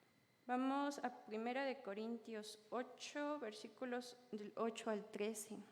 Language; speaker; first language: Spanish; native; Spanish